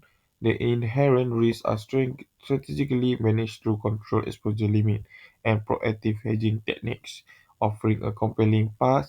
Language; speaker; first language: English; non-native, local second language; Malay